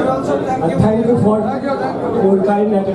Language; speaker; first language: English; non-native, fluent; Bangla